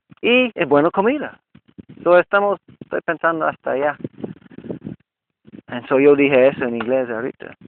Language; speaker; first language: Spanish; non-native, learner; English